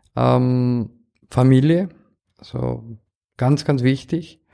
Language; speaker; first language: German; non-native, fluent; Romanian